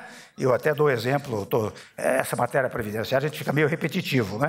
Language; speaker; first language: Portuguese; native; Portuguese